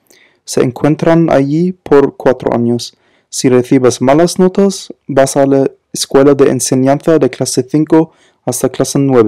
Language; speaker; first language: Spanish; non-native, learner; German